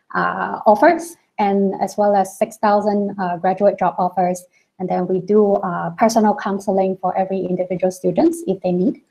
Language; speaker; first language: English; non-native, local second language; Cantonese